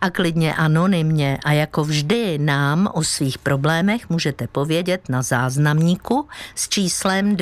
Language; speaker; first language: Czech; native; Czech